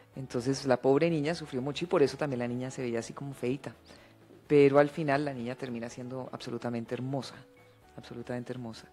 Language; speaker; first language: Spanish; early bilingual, other home language; English